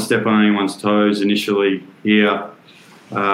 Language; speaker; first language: English; native; English